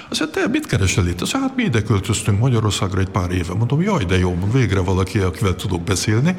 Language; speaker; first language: Hungarian; early bilingual, heritage; Hungarian